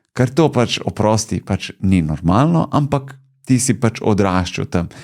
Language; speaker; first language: Slovenian; early bilingual, other home language; Bosnian